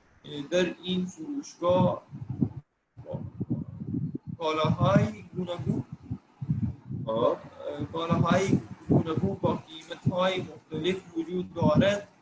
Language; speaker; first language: Persian; non-native, learner; Urdu